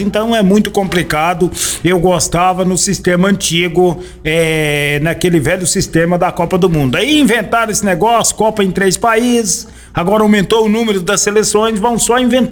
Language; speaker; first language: Portuguese; native; Portuguese